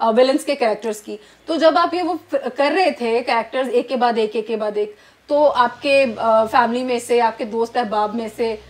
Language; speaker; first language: Urdu; native; Urdu